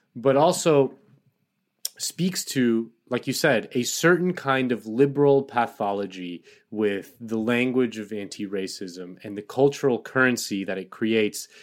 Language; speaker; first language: English; early bilingual, other home language; Spanish